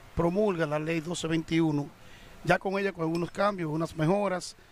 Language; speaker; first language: Spanish; native; Spanish